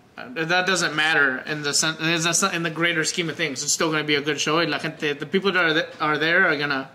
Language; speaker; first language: English; early bilingual, other home language; Spanish